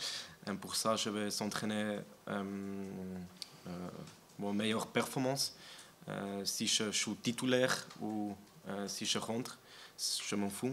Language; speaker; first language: French; non-native, learner; German